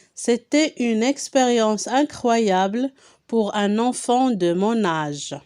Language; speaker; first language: French; non-native, local second language; Arabic